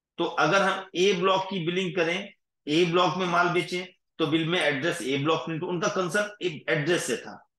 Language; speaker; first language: Hindi; non-native, local second language; Gujarati